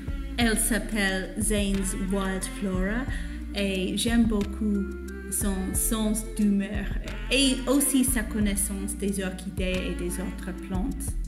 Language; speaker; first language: French; non-native, fluent; English